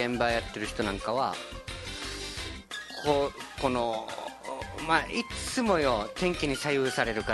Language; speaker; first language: Japanese; native; Japanese